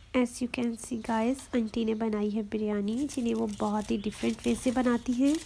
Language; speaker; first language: Hindi; native; Hindi